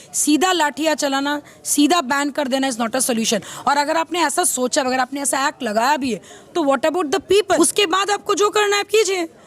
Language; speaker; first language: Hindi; native; Hindi